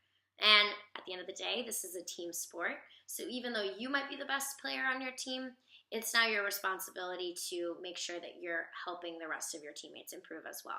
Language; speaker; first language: English; native; English